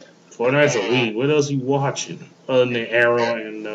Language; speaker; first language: English; native; English